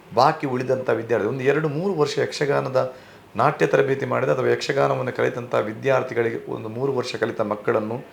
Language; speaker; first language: Kannada; non-native, local second language; Tulu